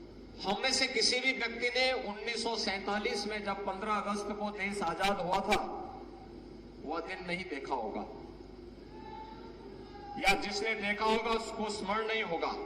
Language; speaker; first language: Hindi; native; Hindi